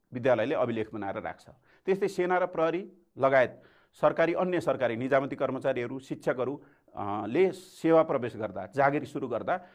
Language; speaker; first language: Nepali; native; Nepali